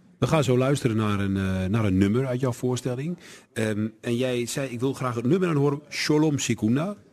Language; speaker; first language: Dutch; native; Dutch